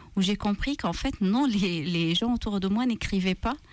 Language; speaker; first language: French; non-native, fluent; Maltese